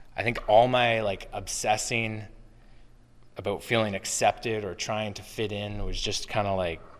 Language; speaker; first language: English; native; English